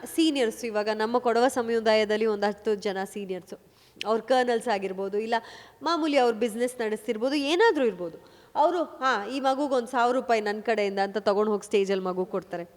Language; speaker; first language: Kannada; non-native, local second language; Kodava